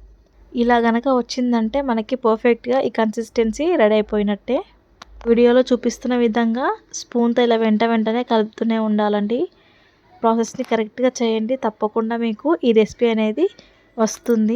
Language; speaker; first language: Telugu; native; Telugu